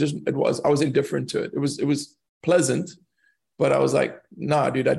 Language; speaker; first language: English; native; English